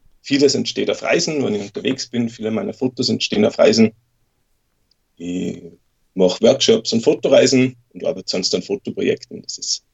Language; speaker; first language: German; native; German